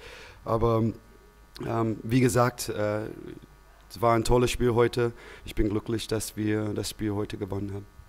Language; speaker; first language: German; non-native, fluent; English